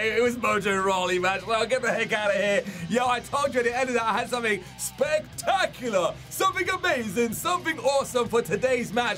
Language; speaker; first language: English; native; English